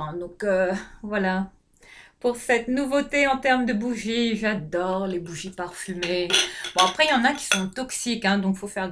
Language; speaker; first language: French; native; French